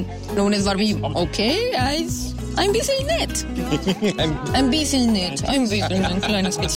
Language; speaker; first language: German; non-native, learner; Spanish